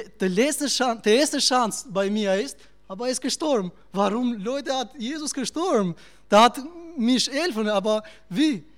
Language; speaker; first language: German; non-native, learner; Albanian